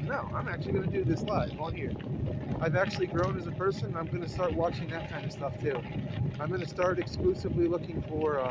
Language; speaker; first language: English; native; English